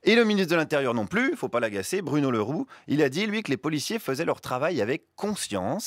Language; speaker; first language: French; native; French